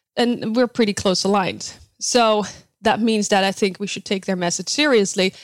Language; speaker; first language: English; non-native, fluent; Dutch